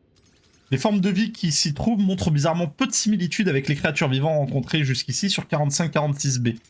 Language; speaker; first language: French; native; French